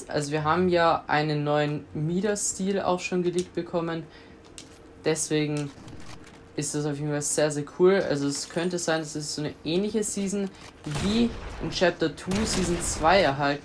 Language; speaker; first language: German; native; German